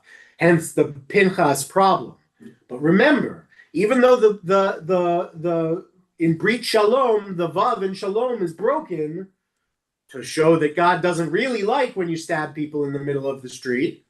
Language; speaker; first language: English; native; English